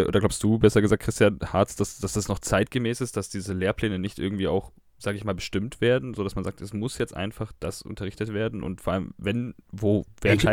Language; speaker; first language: German; native; German